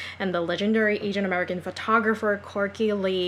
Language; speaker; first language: English; non-native, fluent; Japanese